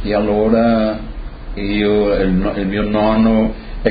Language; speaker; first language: Italian; early bilingual, heritage; Portuguese